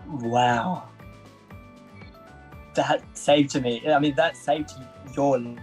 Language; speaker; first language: English; non-native, learner; Japanese